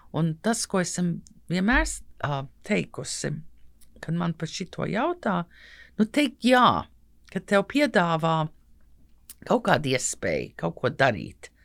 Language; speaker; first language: Latvian; early bilingual, heritage; Latvian